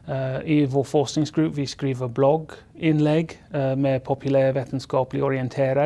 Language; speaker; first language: Swedish; non-native, fluent; English